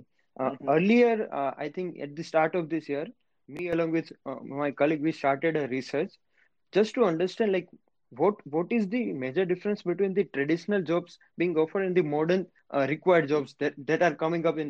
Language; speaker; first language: English; non-native, local second language; Gujarati